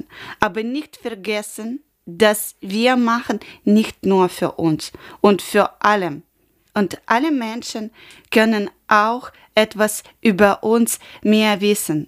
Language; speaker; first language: German; non-native, learner; Ukrainian